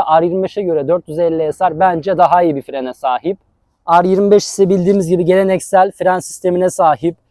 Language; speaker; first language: Turkish; native; Turkish